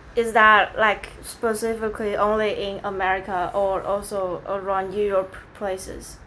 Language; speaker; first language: English; non-native, fluent; Chinese